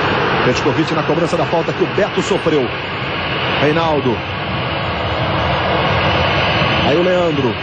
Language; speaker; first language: Portuguese; native; Portuguese